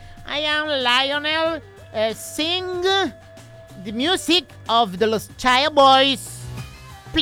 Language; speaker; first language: English; non-native, learner; Spanish